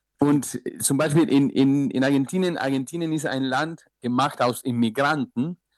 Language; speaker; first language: German; non-native, fluent; Spanish